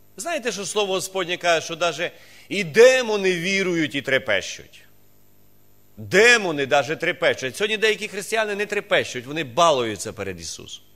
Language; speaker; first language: Ukrainian; non-native, local second language; Russian